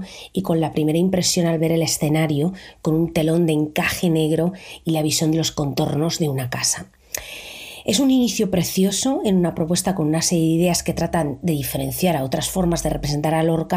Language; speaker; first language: Spanish; native; Spanish